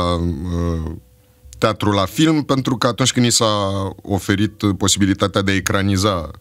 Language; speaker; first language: Romanian; native; Romanian